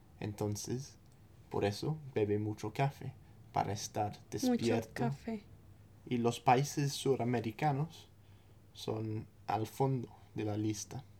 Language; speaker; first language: Spanish; non-native, fluent; English